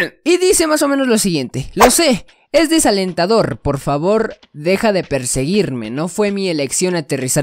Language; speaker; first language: Spanish; native; Spanish